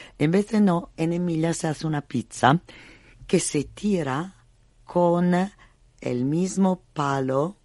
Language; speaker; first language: Spanish; non-native, fluent; Italian